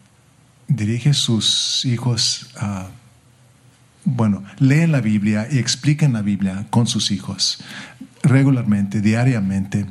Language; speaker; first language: Spanish; early bilingual, heritage; English